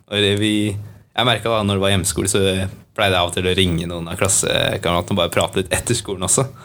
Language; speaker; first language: Norwegian; native; Norwegian